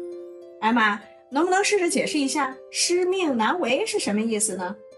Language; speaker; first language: Chinese; native; Chinese